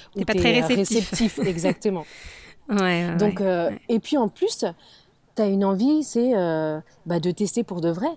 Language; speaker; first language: French; native; French